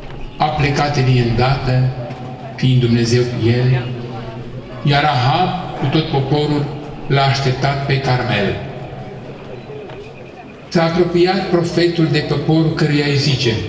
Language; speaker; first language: Romanian; native; Romanian